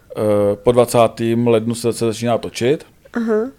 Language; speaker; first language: Czech; native; Czech